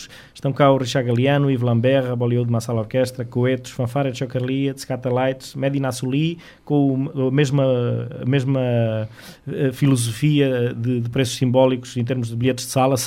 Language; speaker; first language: Portuguese; native; Portuguese